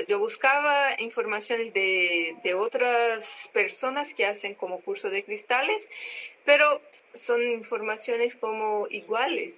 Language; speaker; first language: Spanish; non-native, learner; Portuguese